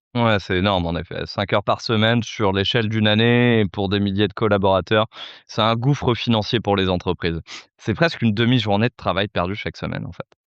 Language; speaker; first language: French; native; French